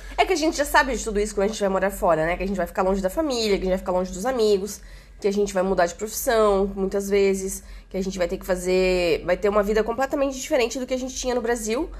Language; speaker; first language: Portuguese; native; Portuguese